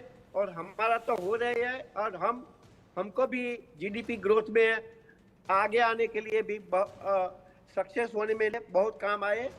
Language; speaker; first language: Hindi; non-native, local second language; Gujarati